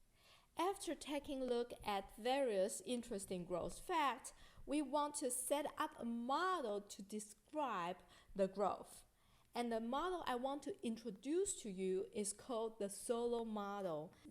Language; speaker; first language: English; non-native, fluent; Chinese